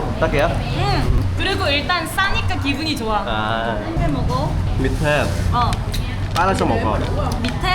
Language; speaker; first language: Korean; non-native, fluent; Vietnamese